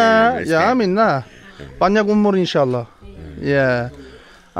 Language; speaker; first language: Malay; non-native, learner; Turkish